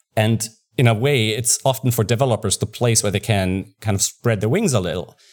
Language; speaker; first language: English; non-native, fluent; German